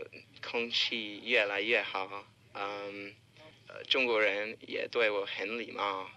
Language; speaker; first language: Chinese; non-native, learner; English